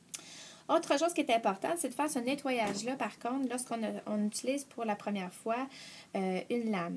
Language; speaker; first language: French; native; French